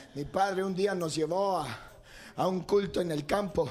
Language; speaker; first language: Spanish; native; Spanish